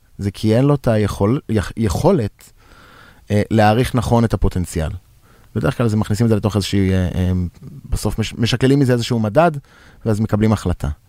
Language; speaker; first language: Hebrew; native; Hebrew